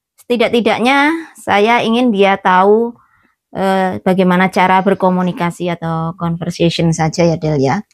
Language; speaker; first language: Indonesian; native; Indonesian